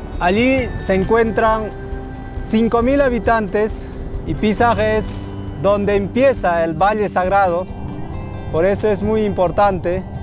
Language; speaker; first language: Spanish; non-native, local second language; Quechua